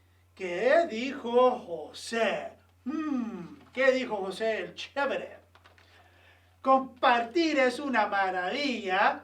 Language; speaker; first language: Spanish; early bilingual, other home language; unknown